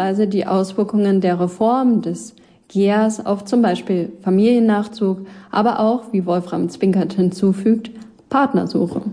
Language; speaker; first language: German; native; German